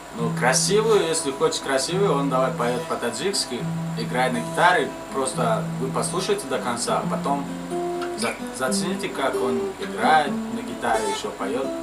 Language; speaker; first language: Russian; non-native, local second language; Tajik